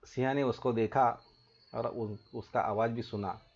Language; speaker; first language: Hindi; non-native, local second language; Marathi